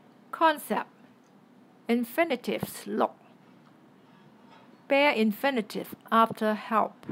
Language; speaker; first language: English; non-native, local second language; Cantonese